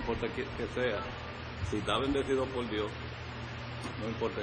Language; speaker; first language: Spanish; native; Spanish